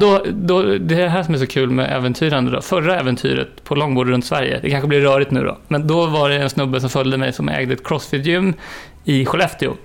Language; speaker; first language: Swedish; native; Swedish